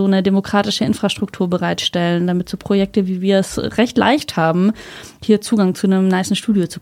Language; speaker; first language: German; native; German